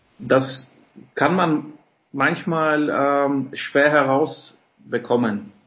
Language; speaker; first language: German; early bilingual, other home language; Polish